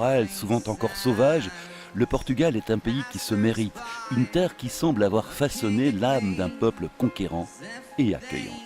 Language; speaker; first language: French; native; French